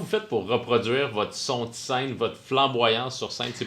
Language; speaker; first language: French; native; French